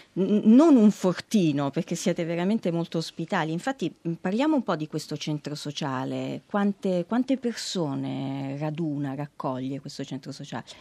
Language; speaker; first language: Italian; native; Italian